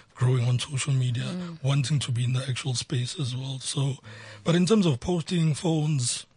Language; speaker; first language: English; non-native, local second language; Zulu